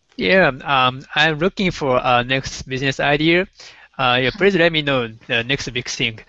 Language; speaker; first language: English; non-native, learner; Japanese